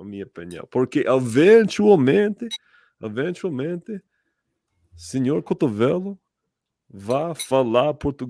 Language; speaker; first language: Portuguese; non-native, learner; English